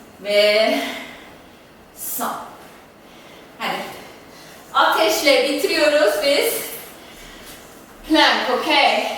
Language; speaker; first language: Turkish; non-native, fluent; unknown